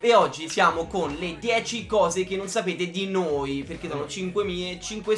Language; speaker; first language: Italian; native; Italian